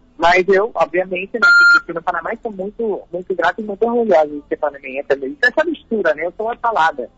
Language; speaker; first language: Portuguese; early bilingual, heritage; Spanish